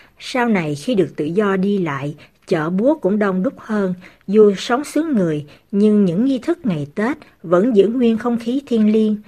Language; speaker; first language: Vietnamese; native; Vietnamese